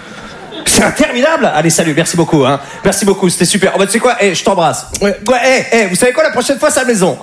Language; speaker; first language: French; native; French